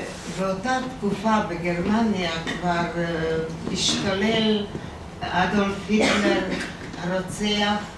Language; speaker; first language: Hebrew; non-native, fluent; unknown